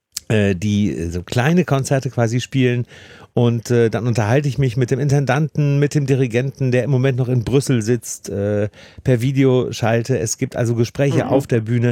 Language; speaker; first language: German; native; German